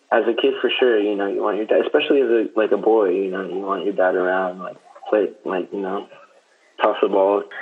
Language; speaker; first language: English; native; English